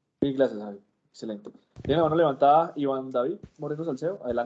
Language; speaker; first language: Spanish; native; Spanish